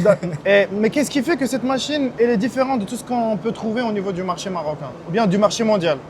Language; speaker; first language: French; non-native, local second language; Arabic